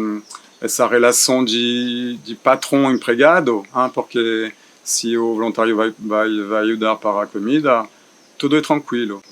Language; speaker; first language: Portuguese; non-native, fluent; French